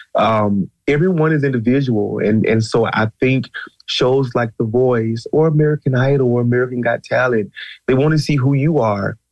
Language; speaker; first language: English; native; English